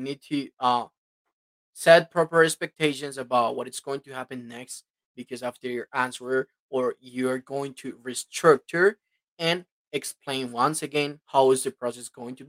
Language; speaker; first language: English; non-native, fluent; Spanish